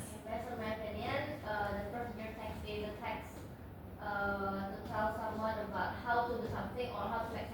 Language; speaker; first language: English; non-native, fluent; Indonesian